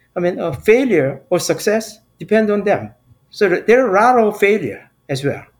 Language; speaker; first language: English; non-native, fluent; Korean